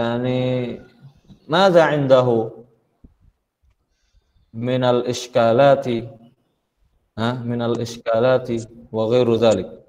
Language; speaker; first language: Arabic; non-native, fluent; Indonesian